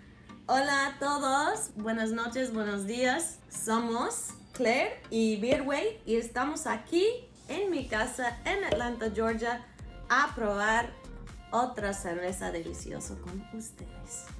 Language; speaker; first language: Spanish; non-native, fluent; English